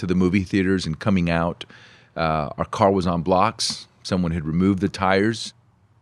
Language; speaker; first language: English; early bilingual, other home language; Spanish